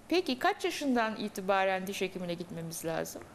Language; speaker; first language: Turkish; native; Turkish